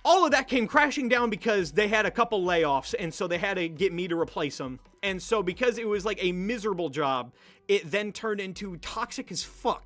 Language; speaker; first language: English; native; English